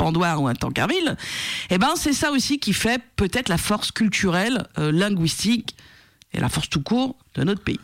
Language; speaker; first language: French; native; French